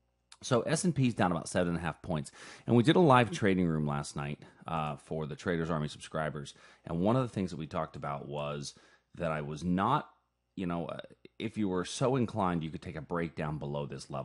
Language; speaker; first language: English; native; English